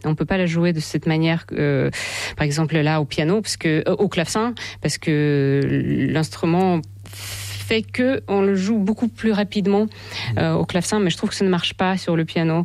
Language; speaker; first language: French; non-native, fluent; Russian